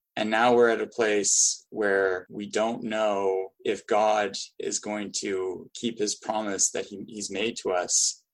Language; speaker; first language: English; native; English